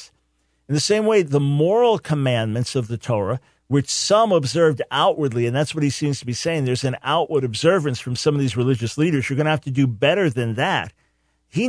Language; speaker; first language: English; native; English